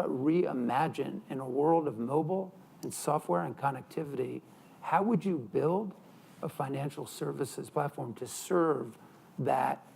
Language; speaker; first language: English; native; English